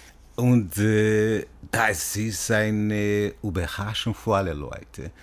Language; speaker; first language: German; non-native, learner; Portuguese